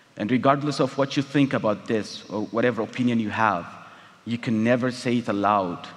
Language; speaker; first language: English; non-native, fluent; Tigrinya